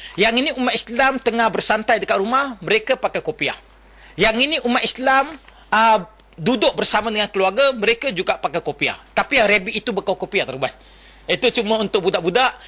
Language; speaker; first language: Malay; non-native, local second language; Chinese